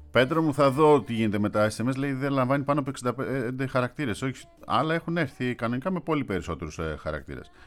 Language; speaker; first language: Greek; native; Greek